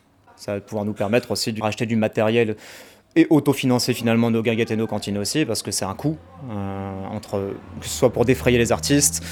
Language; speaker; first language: French; native; French